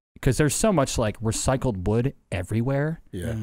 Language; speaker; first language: English; native; English